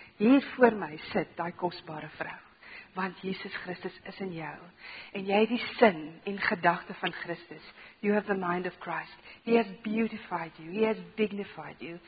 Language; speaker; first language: English; non-native, local second language; Afrikaans